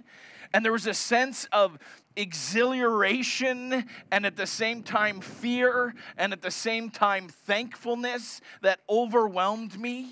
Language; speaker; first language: English; native; English